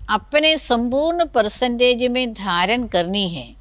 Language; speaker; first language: Hindi; non-native, local second language; Malayalam